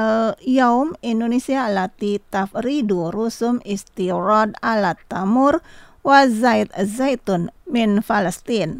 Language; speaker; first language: Arabic; non-native, fluent; Indonesian